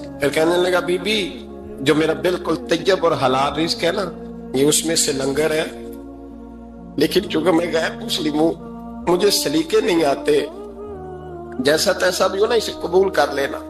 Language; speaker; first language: Urdu; native; Urdu